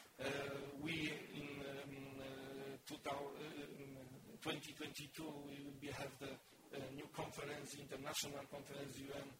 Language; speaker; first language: English; non-native, learner; Polish